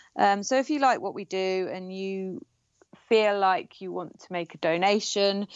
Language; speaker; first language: English; native; English